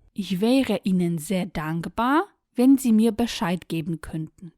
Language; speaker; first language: German; non-native, fluent; Polish